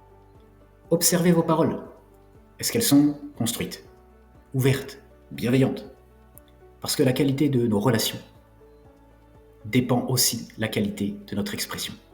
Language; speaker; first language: French; native; French